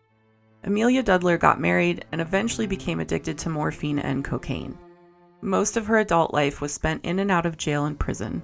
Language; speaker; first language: English; native; English